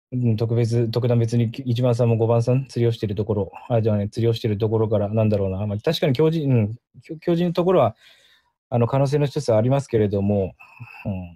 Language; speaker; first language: Japanese; native; Japanese